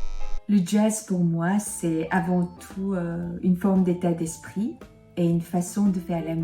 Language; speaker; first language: French; non-native, fluent; Korean